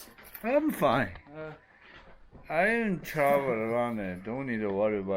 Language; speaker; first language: English; non-native, learner; Tibetan